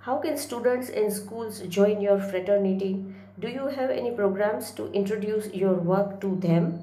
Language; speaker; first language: English; non-native, local second language; Gujarati